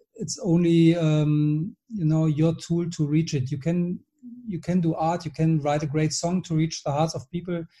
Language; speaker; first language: English; non-native, fluent; German